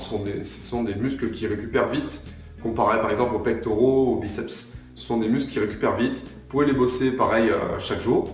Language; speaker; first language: French; native; French